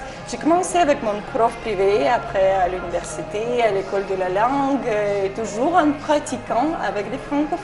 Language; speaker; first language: French; non-native, fluent; Ukrainian